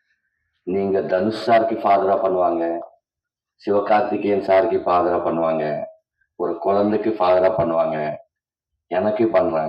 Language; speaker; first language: Tamil; non-native, learner; Telugu